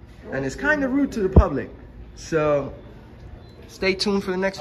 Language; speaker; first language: English; early bilingual, other home language; Spanish